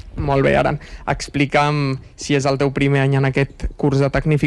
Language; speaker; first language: Catalan; native; Catalan